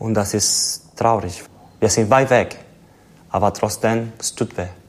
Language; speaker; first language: German; non-native, learner; Spanish